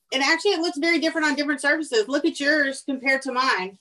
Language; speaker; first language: English; native; English